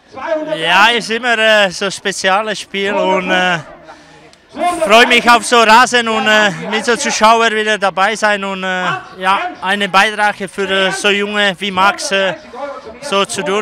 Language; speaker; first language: German; non-native, learner; Czech